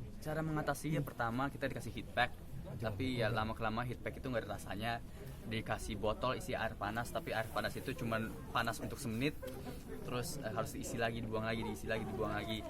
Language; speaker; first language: Indonesian; native; Indonesian